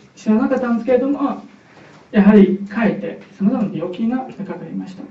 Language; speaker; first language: Japanese; non-native, fluent; Chinese